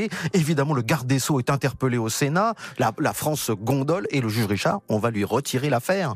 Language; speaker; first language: French; native; French